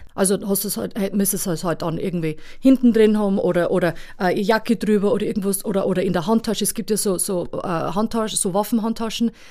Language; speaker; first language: German; native; German